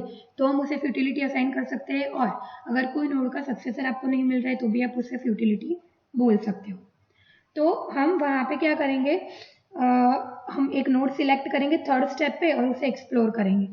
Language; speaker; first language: Hindi; non-native, local second language; Gujarati